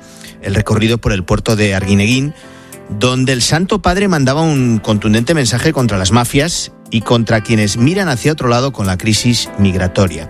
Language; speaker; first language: Spanish; native; Spanish